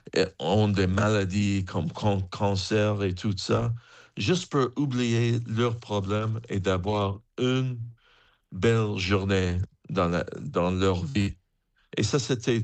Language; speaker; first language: French; non-native, fluent; English